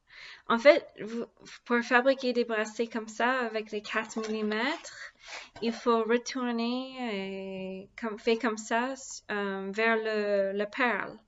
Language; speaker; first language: French; non-native, learner; English